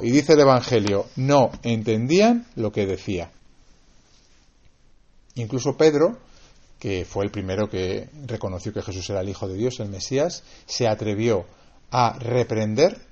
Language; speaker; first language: Spanish; native; Spanish